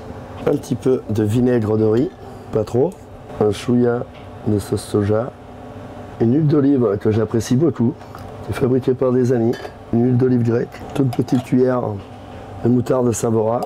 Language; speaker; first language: French; native; French